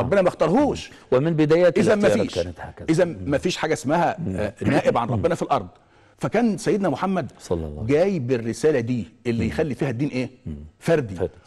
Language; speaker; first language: Arabic; native; Arabic